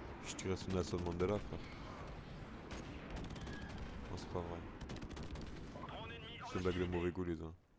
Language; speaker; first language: French; native; French